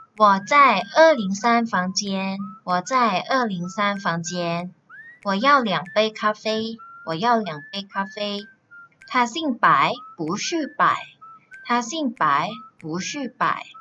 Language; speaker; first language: Chinese; non-native, fluent; Thai